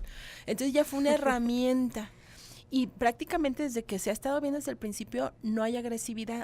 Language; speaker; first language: Spanish; native; Spanish